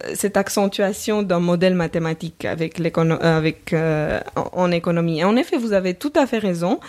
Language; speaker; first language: French; non-native, fluent; Romanian